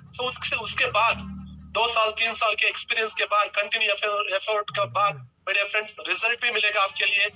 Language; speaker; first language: Hindi; non-native, local second language; Kannada